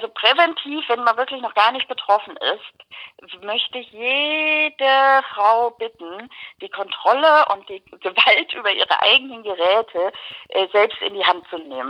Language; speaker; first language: German; native; German